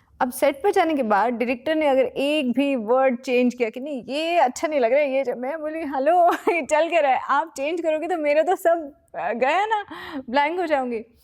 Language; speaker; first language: Hindi; native; Hindi